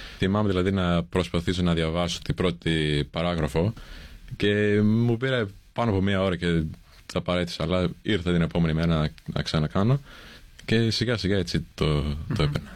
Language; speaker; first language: Greek; early bilingual, heritage; English